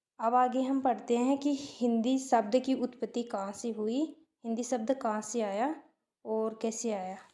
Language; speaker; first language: Hindi; native; Hindi